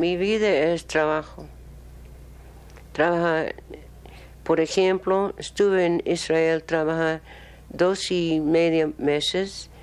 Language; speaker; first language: Spanish; non-native, learner; English